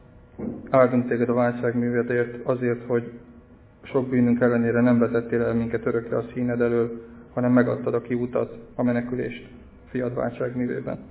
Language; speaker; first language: Hungarian; native; Hungarian